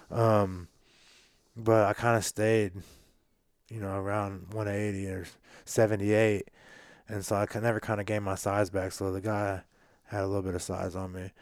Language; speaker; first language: English; native; English